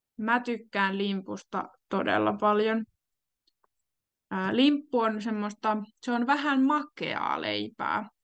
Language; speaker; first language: Finnish; native; Finnish